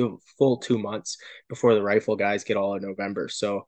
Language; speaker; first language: English; native; English